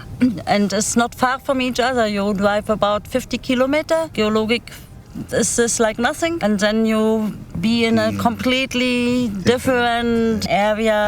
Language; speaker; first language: English; non-native, fluent; German